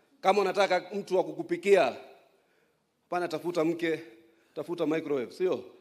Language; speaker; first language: Swahili; native; Swahili